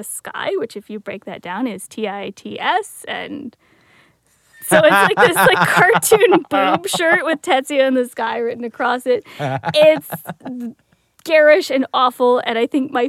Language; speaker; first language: English; native; English